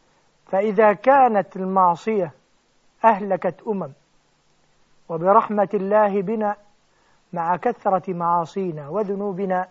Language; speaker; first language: Arabic; native; Arabic